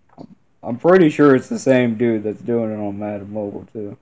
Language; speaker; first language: English; native; English